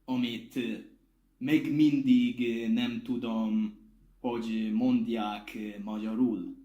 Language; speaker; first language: Hungarian; non-native, learner; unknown